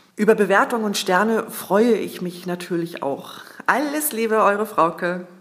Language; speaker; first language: German; native; German